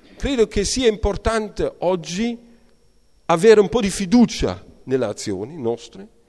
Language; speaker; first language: Italian; non-native, fluent; German